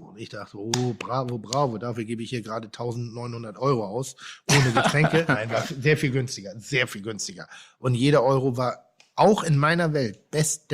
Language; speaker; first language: German; native; German